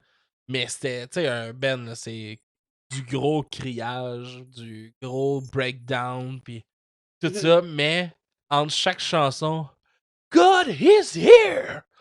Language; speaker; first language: French; native; French